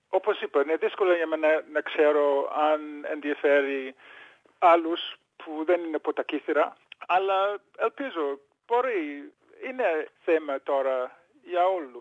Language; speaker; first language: Greek; early bilingual, heritage; English